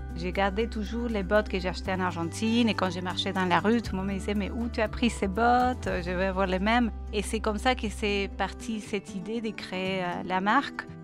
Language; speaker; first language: French; non-native, fluent; Spanish